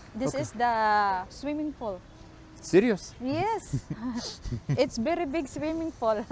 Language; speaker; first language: English; non-native, local second language; Cebuano